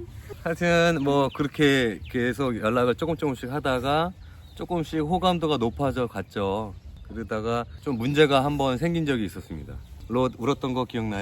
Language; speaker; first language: Korean; native; Korean